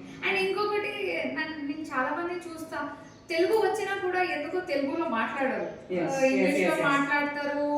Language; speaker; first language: Telugu; non-native, local second language; Kannada